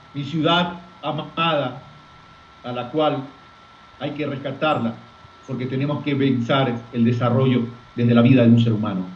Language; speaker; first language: Spanish; native; Spanish